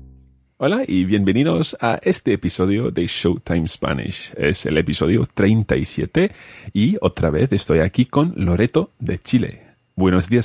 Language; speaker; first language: Spanish; non-native, fluent; English